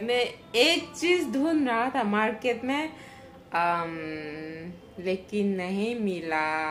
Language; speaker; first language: Hindi; non-native, local second language; Bangla